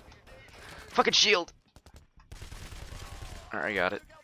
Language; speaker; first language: English; non-native, fluent; Swedish